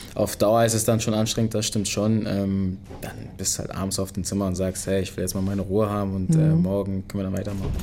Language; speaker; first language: German; early bilingual, other home language; Lingala